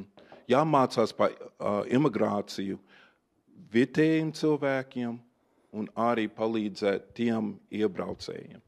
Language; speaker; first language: Latvian; non-native, fluent; English